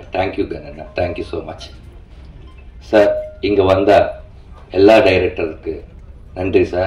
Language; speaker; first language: Tamil; non-native, learner; Telugu